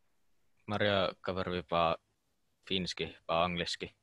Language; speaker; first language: Russian; non-native, learner; Finnish